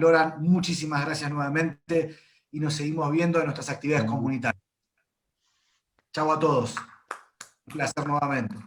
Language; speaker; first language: Spanish; native; Spanish